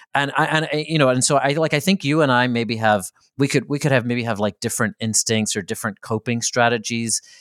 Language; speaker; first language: English; native; English